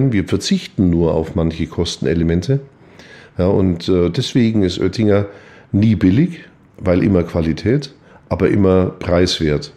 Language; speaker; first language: German; native; German